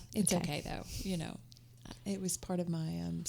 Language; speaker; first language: English; native; English